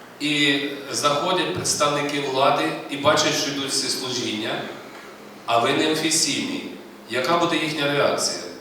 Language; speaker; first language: Ukrainian; native; Ukrainian